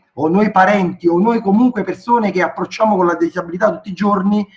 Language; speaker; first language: Italian; native; Italian